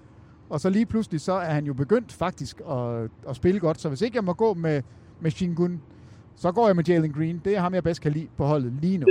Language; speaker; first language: Danish; native; Danish